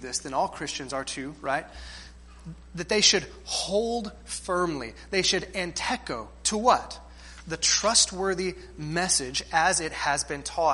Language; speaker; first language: English; native; English